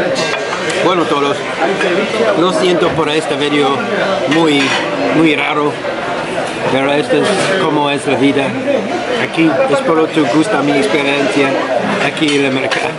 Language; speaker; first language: Spanish; non-native, learner; English